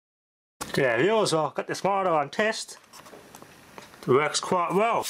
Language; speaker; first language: English; native; English